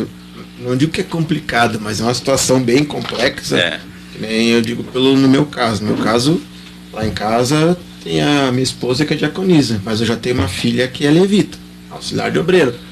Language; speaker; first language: Portuguese; native; Portuguese